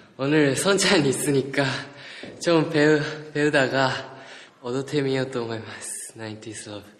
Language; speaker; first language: Korean; non-native, fluent; Japanese